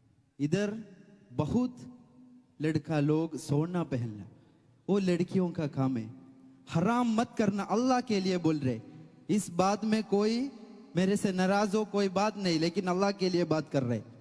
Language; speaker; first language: Hindi; non-native, local second language; Malayalam